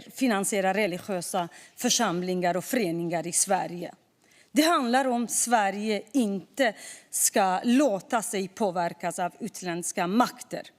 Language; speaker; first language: Swedish; non-native, fluent; Kurdish